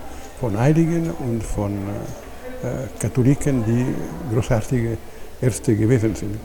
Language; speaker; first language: German; non-native, fluent; Italian